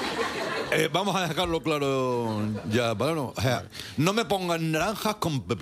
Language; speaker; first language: Spanish; native; Spanish